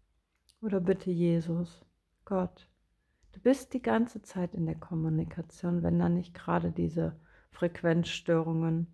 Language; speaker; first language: German; native; German